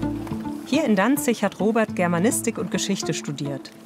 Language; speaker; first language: German; native; German